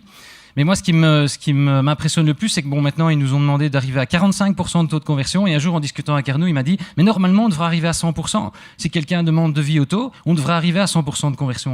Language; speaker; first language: French; native; French